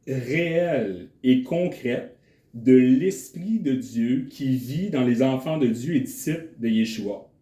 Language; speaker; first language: French; native; French